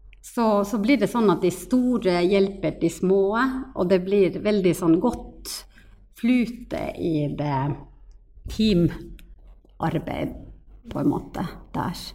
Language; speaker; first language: Norwegian; non-native, fluent; Finnish